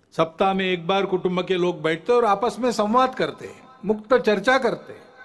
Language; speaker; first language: Hindi; non-native, local second language; Marathi